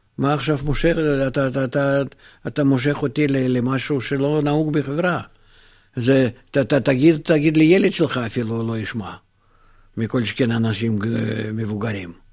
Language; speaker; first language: Hebrew; non-native, fluent; Russian